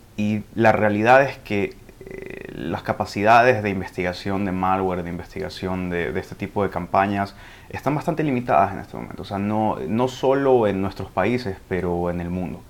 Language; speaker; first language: Spanish; early bilingual, heritage; Spanish